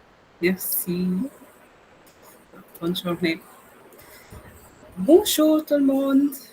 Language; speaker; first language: French; non-native, fluent; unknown